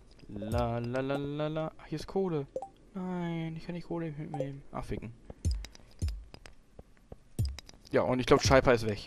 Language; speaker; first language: German; native; German